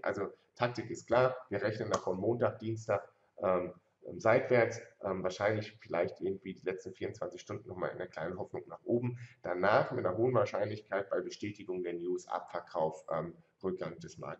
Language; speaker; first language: German; native; German